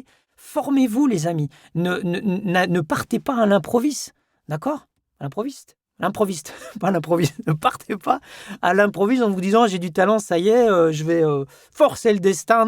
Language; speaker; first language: French; native; French